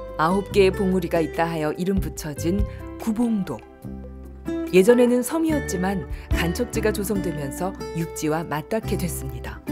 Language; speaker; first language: Korean; native; Korean